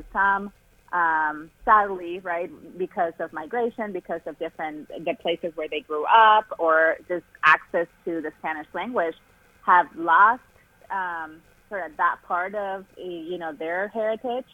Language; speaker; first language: English; non-native, fluent; Spanish